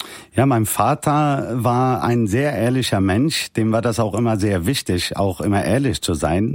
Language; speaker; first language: German; early bilingual, heritage; Turkish